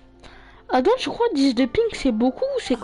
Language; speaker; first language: French; native; French